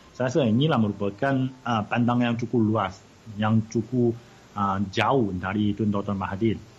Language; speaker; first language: Malay; non-native, fluent; Chinese